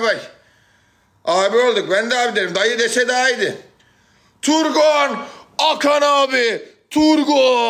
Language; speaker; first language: Turkish; native; Turkish